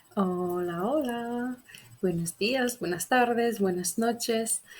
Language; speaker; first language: Spanish; non-native, fluent; Polish